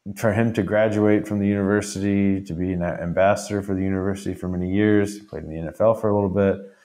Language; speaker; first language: English; native; English